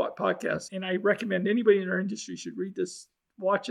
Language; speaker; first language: English; native; English